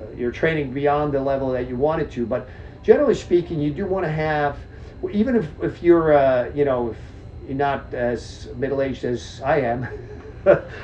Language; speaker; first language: English; early bilingual, other home language; Czech